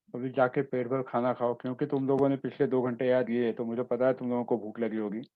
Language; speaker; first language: Hindi; non-native, local second language; Marathi